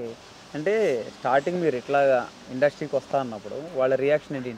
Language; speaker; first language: Telugu; native; Telugu